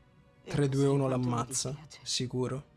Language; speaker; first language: Italian; native; Italian